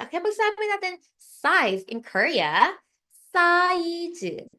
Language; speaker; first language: Filipino; native; Filipino